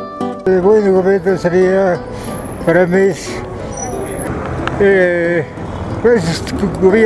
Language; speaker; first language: Spanish; non-native, local second language; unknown